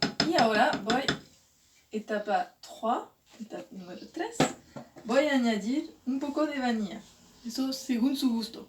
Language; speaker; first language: Spanish; non-native, fluent; French